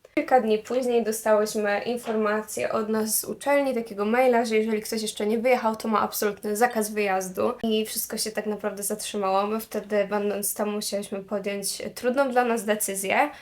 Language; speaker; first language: Polish; native; Polish